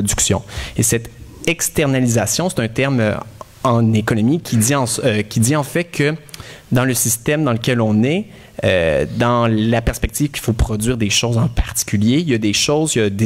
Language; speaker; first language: French; native; French